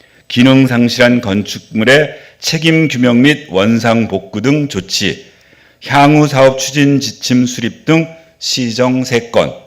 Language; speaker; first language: Korean; native; Korean